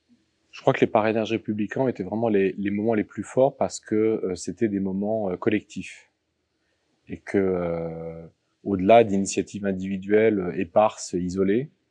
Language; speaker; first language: French; native; French